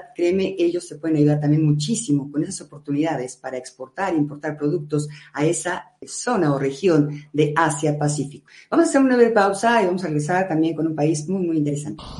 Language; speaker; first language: Spanish; non-native, fluent; Vietnamese